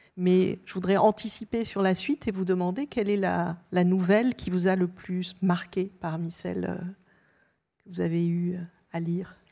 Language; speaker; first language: French; native; French